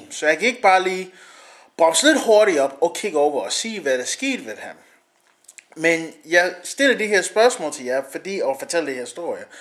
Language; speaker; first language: Danish; non-native, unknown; English